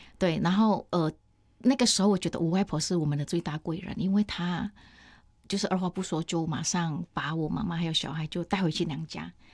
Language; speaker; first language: Chinese; non-native, fluent; Indonesian